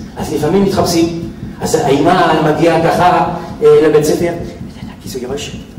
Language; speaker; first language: Hebrew; non-native, fluent; French